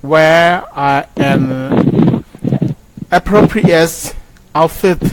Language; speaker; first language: English; non-native, learner; Thai